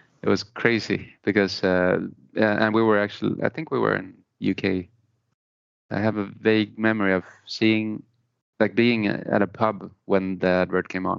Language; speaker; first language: English; non-native, fluent; Spanish